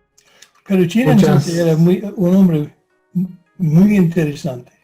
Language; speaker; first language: Spanish; non-native, fluent; English